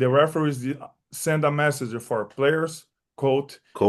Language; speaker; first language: English; non-native, learner; Portuguese